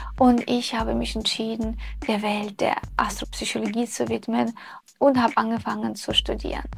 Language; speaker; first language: German; early bilingual, other home language; Russian